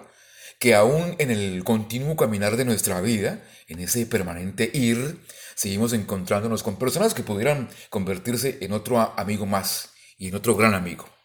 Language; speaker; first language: Spanish; native; Spanish